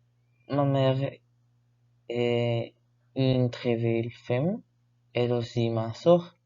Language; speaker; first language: French; non-native, learner; Spanish